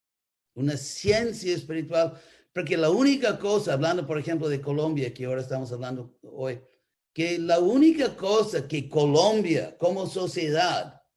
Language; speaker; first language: Spanish; non-native, fluent; English